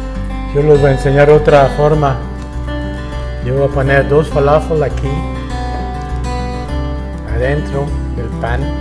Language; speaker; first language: Spanish; non-native, fluent; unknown